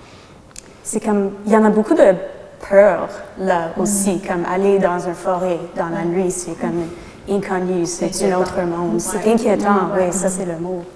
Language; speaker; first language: French; non-native, local second language; English